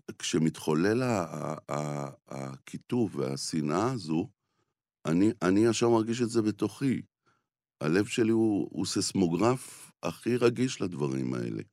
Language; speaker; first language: Hebrew; native; Hebrew